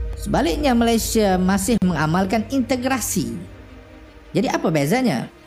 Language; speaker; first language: Malay; native; Malay